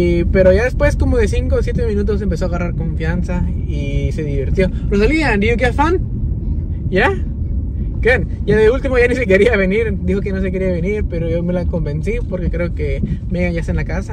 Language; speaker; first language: Spanish; early bilingual, heritage; Spanish